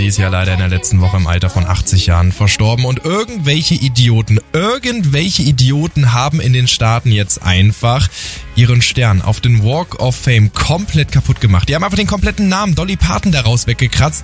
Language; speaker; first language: German; native; German